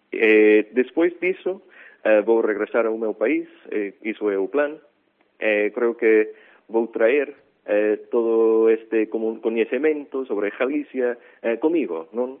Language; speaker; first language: Galician; non-native, fluent; English